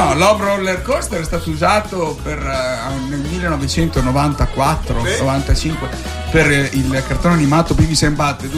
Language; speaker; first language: Italian; native; Italian